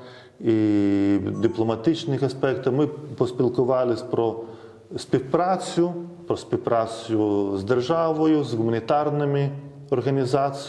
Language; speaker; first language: Ukrainian; non-native, fluent; Lithuanian